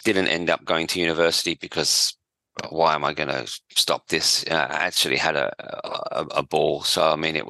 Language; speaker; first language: English; native; English